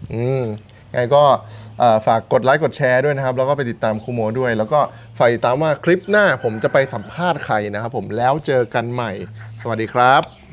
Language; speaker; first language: Thai; native; Thai